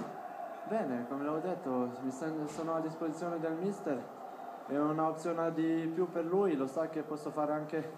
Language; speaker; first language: Italian; non-native, fluent; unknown